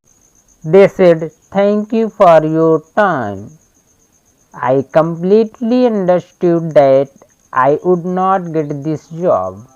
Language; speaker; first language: English; non-native, learner; Hindi